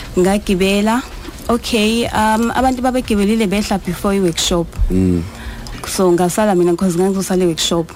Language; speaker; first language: Zulu; native; Zulu